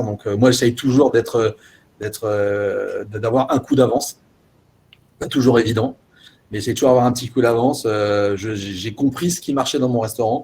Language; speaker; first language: French; native; French